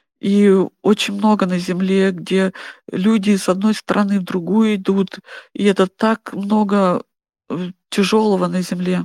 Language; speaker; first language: Russian; non-native, fluent; German